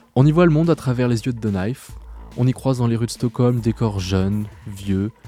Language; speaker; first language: French; native; French